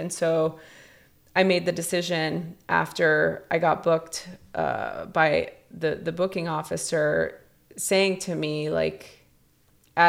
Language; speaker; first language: English; native; English